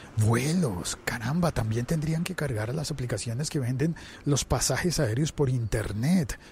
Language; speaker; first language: Spanish; native; Spanish